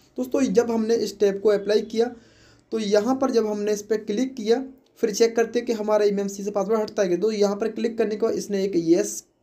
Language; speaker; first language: Hindi; native; Hindi